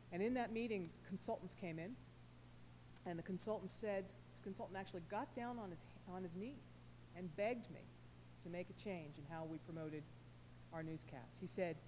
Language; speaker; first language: English; native; English